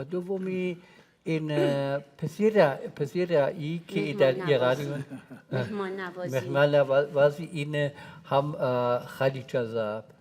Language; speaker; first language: Persian; non-native, learner; German